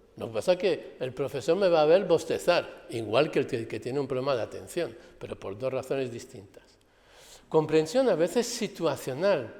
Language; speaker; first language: Spanish; non-native, fluent; French